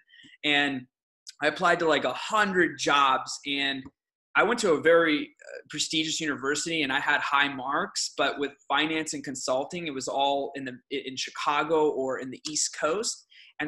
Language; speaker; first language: English; early bilingual, other home language; Aramaic